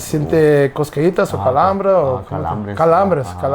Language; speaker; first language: Spanish; non-native, learner; English